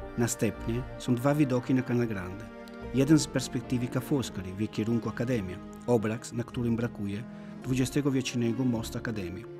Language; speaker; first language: Polish; non-native, fluent; Italian